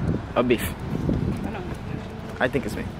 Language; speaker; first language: English; non-native, fluent; Portuguese